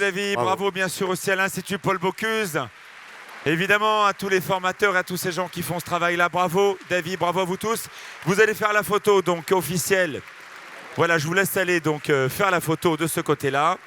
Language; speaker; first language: French; native; French